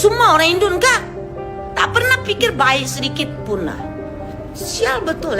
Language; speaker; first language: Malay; non-native, fluent; Indonesian